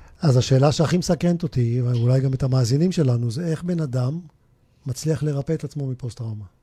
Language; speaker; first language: Hebrew; native; Hebrew